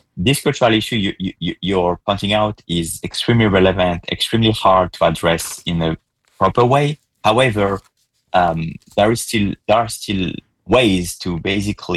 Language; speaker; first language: English; non-native, fluent; French